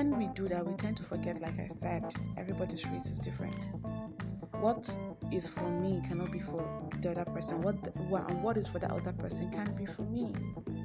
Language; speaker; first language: English; non-native, local second language; Igbo